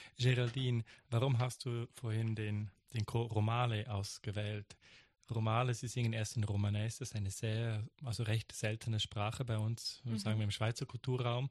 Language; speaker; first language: German; native; German